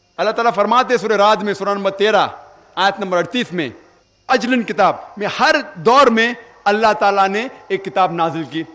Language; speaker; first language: Urdu; non-native, local second language; Konkani